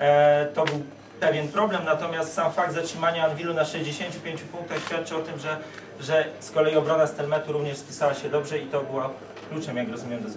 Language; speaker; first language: Polish; native; Polish